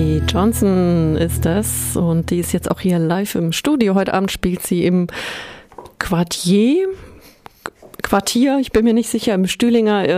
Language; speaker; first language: German; native; German